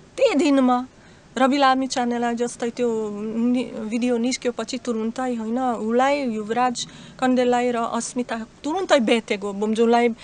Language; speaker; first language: Nepali; non-native, learner; Slovak